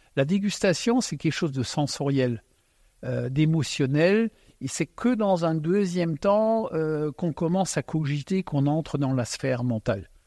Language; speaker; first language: French; non-native, local second language; Swiss German